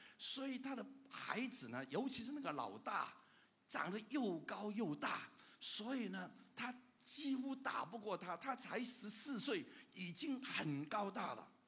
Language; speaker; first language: Chinese; non-native, local second language; Cantonese